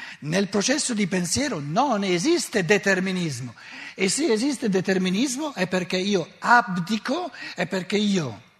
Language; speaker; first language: Italian; native; Italian